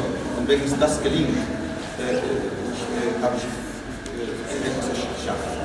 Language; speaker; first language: German; non-native, fluent; Spanish